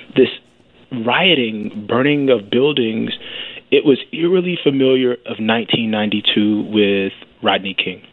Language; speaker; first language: English; native; English